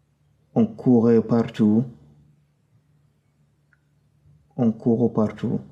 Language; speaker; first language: French; non-native, fluent; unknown